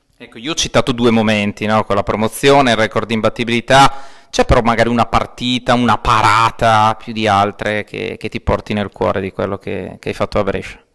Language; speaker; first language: Italian; native; Italian